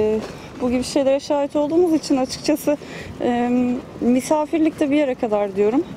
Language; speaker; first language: Turkish; native; Turkish